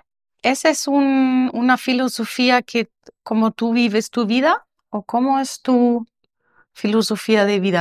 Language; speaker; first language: Spanish; non-native, learner; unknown